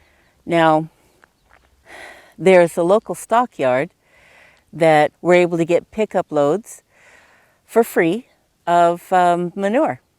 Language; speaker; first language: English; native; English